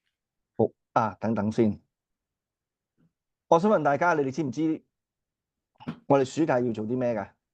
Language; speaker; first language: Cantonese; native; Cantonese